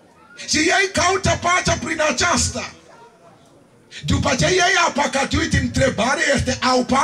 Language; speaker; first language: Romanian; non-native, learner; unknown